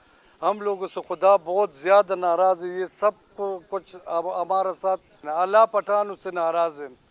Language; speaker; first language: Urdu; non-native, local second language; Pashto